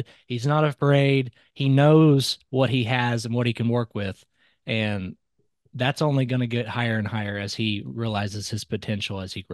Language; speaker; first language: English; native; English